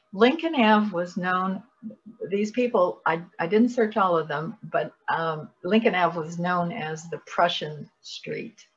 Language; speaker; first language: English; native; English